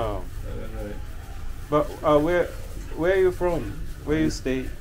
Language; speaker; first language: English; non-native, fluent; Japanese